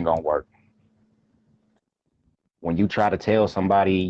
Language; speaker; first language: English; native; English